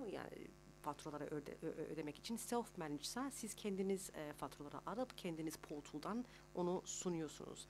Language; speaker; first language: Turkish; early bilingual, heritage; Turkish